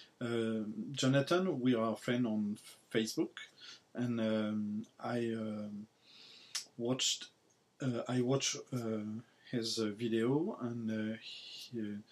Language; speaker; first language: English; non-native, learner; French